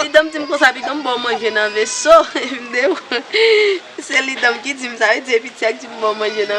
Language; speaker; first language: Haitian Creole; native; Haitian Creole